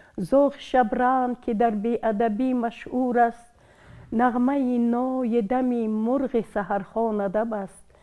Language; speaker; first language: Tajik; non-native, local second language; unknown